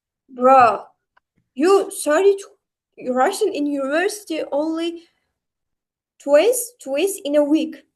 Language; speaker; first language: English; non-native, learner; Uzbek